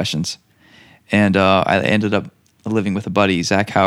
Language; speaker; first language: English; native; English